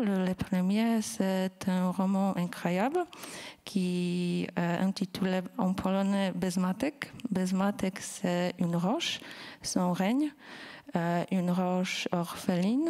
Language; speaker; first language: French; non-native, fluent; Polish